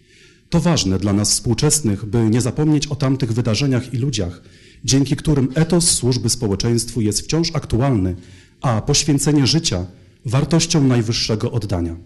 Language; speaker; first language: Polish; native; Polish